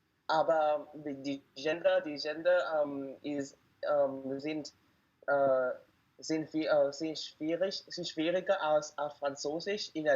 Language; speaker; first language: German; non-native, learner; Thai